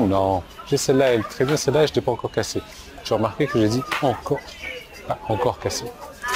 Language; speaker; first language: French; native; French